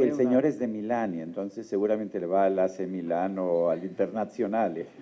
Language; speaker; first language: Spanish; native; Spanish